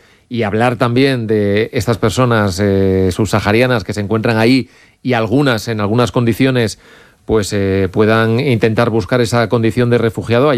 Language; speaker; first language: Spanish; native; Spanish